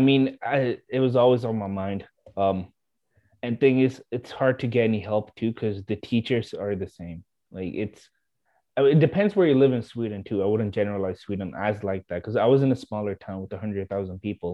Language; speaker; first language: English; non-native, fluent; Swedish